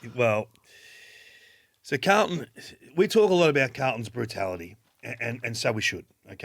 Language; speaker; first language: English; native; English